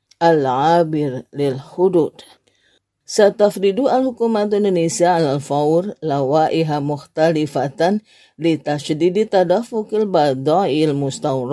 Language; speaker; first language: Arabic; non-native, learner; Indonesian